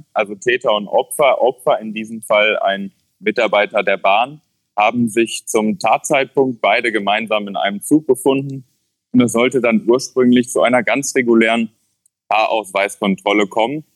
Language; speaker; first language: German; native; German